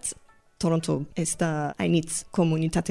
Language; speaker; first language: Basque; non-native, fluent; English